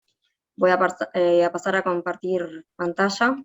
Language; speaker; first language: Spanish; native; Spanish